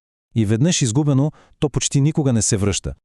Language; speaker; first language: Bulgarian; native; Bulgarian